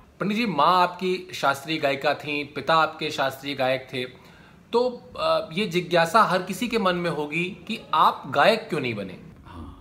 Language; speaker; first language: Hindi; native; Hindi